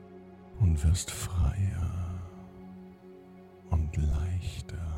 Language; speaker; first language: German; native; German